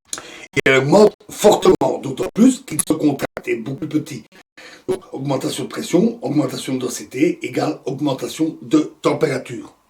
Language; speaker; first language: French; native; French